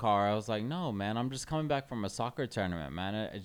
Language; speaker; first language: English; native; English